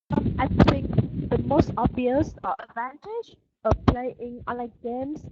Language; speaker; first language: English; non-native, learner; Vietnamese